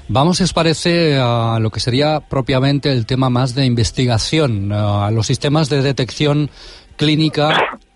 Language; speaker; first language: Spanish; non-native, local second language; Catalan